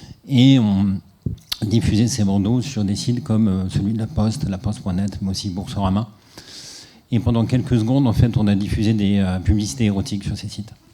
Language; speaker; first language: French; native; French